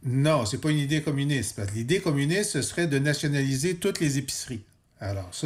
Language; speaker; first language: French; native; French